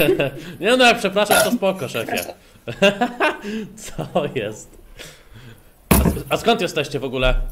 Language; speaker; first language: Polish; native; Polish